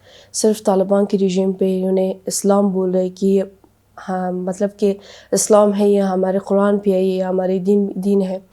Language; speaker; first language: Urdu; non-native, learner; Persian